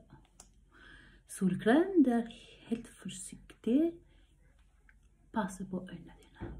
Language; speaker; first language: Norwegian; non-native, learner; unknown